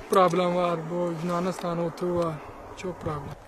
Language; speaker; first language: Turkish; non-native, learner; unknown